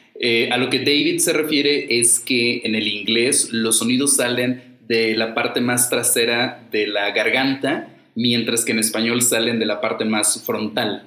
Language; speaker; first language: Spanish; native; Spanish